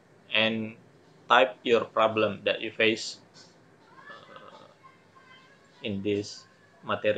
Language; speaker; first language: English; non-native, fluent; Indonesian